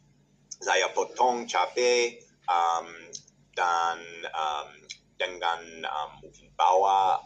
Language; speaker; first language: Indonesian; non-native, learner; English